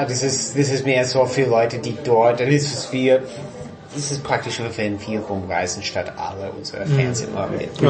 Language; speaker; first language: German; non-native, fluent; English